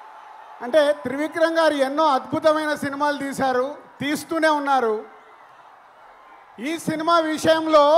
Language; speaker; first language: Telugu; native; Telugu